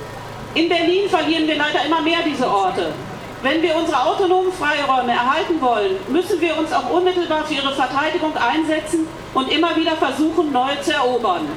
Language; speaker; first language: German; native; German